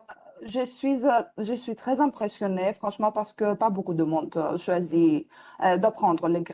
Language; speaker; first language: French; non-native, fluent; Greek